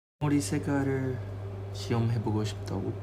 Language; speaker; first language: Korean; non-native, fluent; Chinese